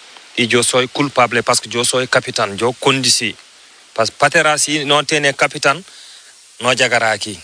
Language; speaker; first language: Spanish; non-native, learner; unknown